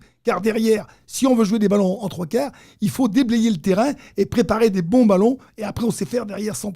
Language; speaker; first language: French; native; French